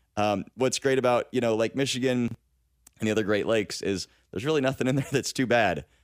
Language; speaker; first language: English; native; English